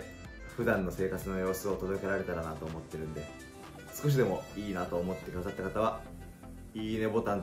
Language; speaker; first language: Japanese; native; Japanese